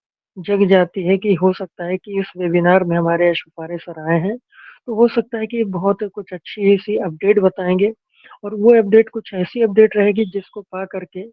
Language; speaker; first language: Hindi; native; Hindi